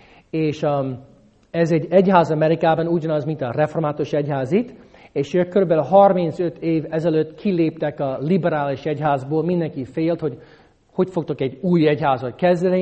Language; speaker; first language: Hungarian; non-native, fluent; English